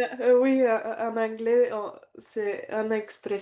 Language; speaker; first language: French; non-native, learner; Bulgarian